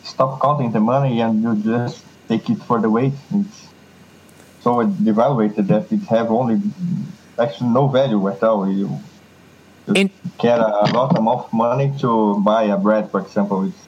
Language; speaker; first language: English; non-native, fluent; Portuguese